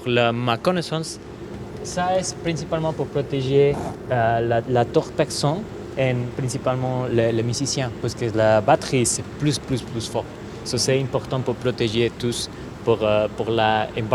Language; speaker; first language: French; non-native, learner; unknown